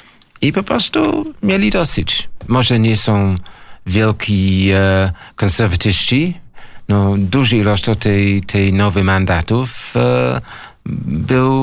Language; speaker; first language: Polish; non-native, learner; English